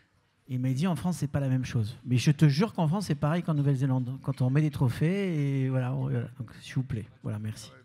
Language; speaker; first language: French; native; French